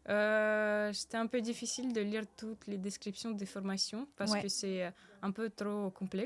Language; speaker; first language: French; early bilingual, other home language; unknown